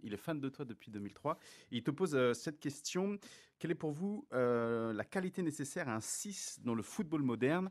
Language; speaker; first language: French; native; French